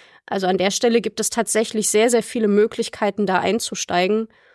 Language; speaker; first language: German; native; German